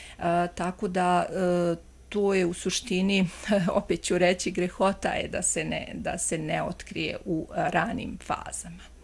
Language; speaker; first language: Croatian; native; Croatian